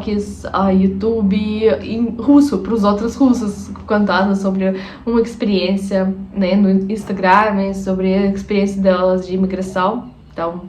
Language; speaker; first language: Portuguese; non-native, fluent; Russian